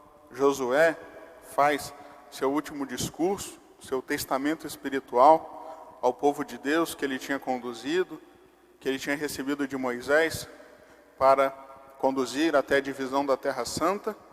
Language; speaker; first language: Portuguese; native; Portuguese